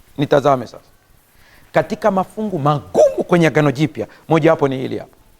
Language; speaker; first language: Swahili; native; Swahili